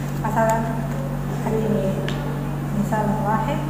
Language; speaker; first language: Arabic; non-native, fluent; Indonesian